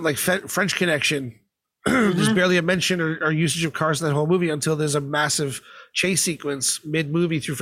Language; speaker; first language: English; native; English